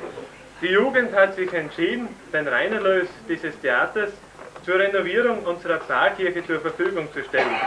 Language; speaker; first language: German; native; German